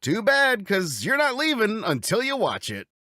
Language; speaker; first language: English; native; English